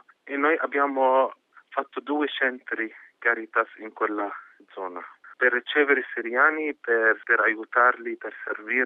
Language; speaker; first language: Italian; non-native, fluent; Arabic